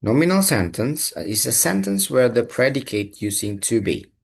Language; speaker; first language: English; non-native, fluent; Indonesian